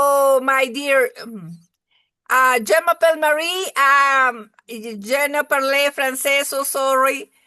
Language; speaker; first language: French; non-native, learner; Spanish